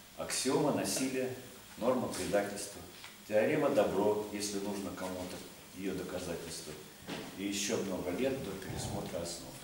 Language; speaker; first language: Russian; native; Russian